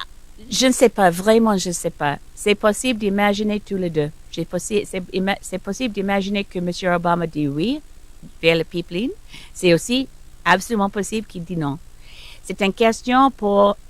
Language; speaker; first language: French; non-native, learner; English